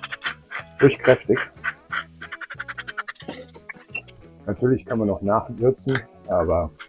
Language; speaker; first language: German; native; German